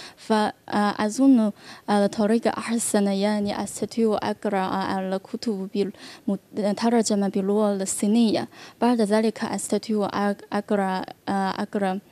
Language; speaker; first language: Arabic; non-native, learner; Chinese